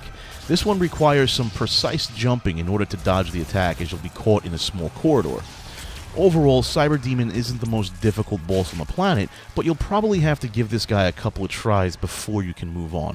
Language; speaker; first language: English; native; English